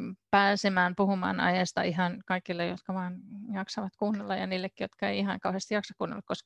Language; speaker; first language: Finnish; native; Finnish